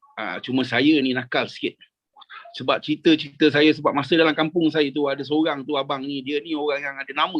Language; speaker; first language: Indonesian; non-native, local second language; Malay